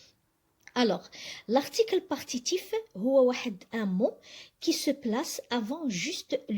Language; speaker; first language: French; non-native, local second language; Arabic